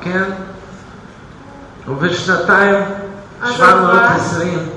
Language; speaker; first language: Hebrew; non-native, fluent; Russian